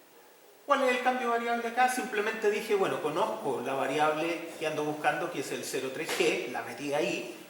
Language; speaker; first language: Spanish; native; Spanish